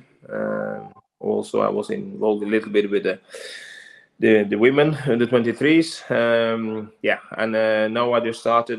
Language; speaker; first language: English; non-native, fluent; Norwegian